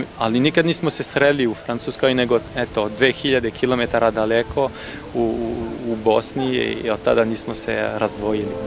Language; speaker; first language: Serbian; non-native, fluent; French